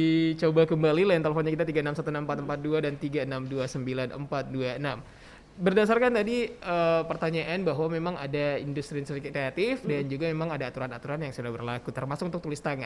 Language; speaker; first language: Indonesian; native; Indonesian